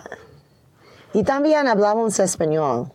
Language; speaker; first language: Spanish; non-native, learner; English